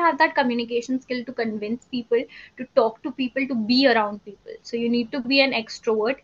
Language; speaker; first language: English; non-native, local second language; Hindi